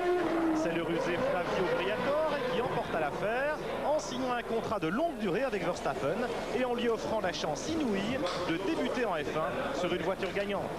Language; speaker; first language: French; native; French